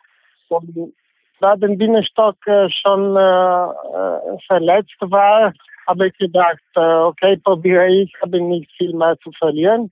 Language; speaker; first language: German; non-native, fluent; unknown